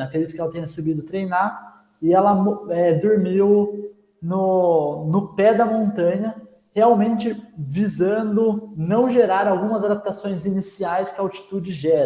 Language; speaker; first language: Portuguese; native; Portuguese